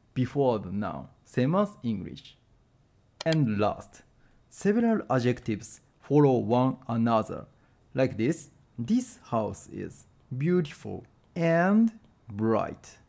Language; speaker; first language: English; non-native, fluent; Japanese